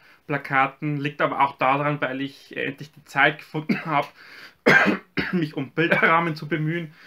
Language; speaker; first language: German; native; German